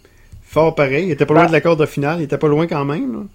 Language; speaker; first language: French; native; French